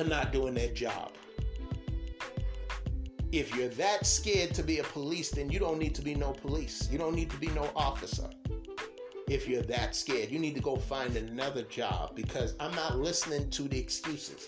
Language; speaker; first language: English; native; English